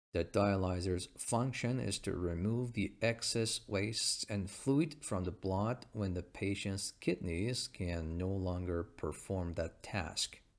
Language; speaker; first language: English; non-native, fluent; Persian